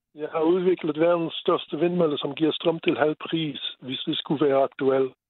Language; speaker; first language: Danish; non-native, fluent; Luxembourgish